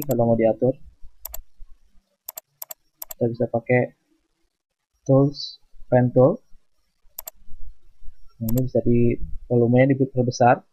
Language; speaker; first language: Indonesian; native; Indonesian